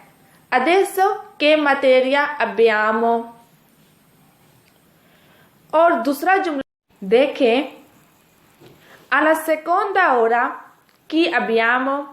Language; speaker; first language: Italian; non-native, fluent; Urdu